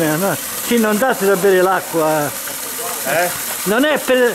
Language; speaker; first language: Italian; native; Italian